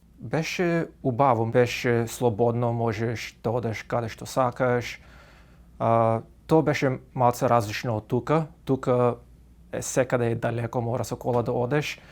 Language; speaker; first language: Macedonian; native; Macedonian